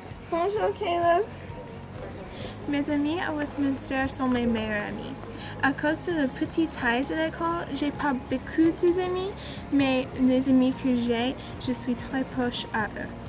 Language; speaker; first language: French; non-native, learner; English